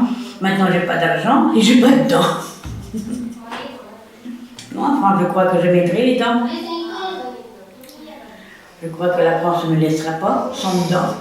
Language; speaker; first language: French; early bilingual, heritage; Russian